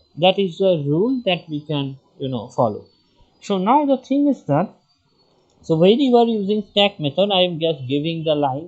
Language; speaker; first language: English; non-native, local second language; Bangla